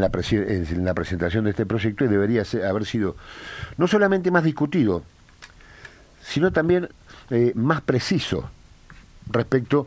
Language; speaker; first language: Spanish; native; Spanish